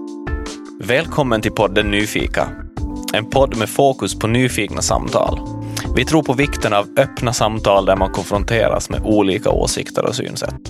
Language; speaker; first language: Swedish; native; Swedish